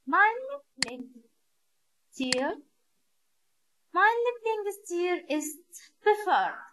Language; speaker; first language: German; non-native, learner; Arabic